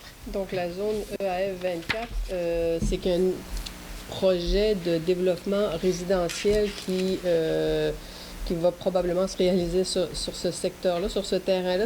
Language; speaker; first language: French; native; French